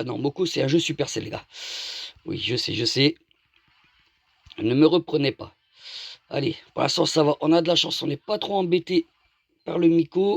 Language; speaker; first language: French; native; French